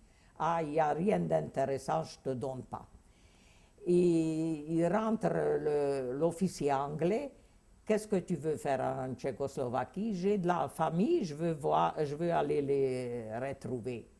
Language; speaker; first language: French; non-native, fluent; Hungarian